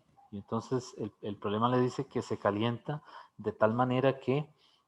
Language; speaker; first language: Spanish; native; Spanish